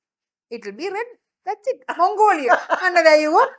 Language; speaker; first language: English; non-native, local second language; Sinhala